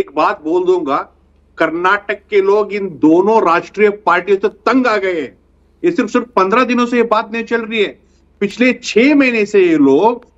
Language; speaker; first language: Hindi; non-native, local second language; Kannada